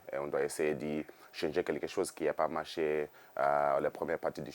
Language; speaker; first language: French; non-native, fluent; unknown